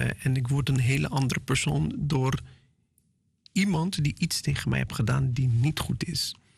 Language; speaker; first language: Dutch; non-native, fluent; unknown